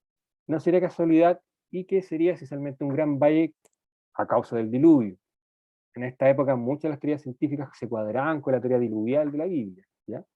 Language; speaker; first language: Spanish; native; Spanish